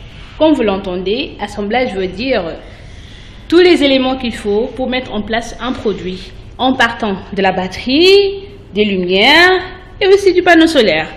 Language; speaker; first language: French; non-native, local second language; Wolof